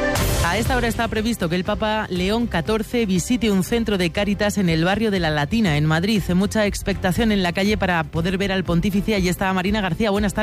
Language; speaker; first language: Spanish; native; Spanish